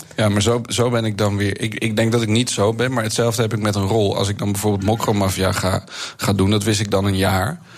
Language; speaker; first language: Dutch; native; Dutch